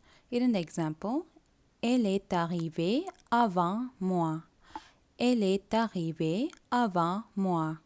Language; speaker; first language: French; non-native, fluent; Tamil